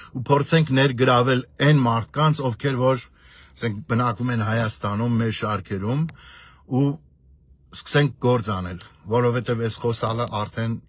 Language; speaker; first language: Armenian; native; Armenian